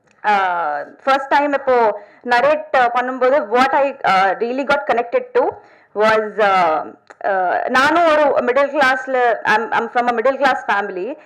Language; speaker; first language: Tamil; non-native, learner; Telugu